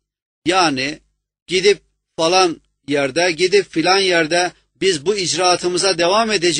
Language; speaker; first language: Turkish; native; Turkish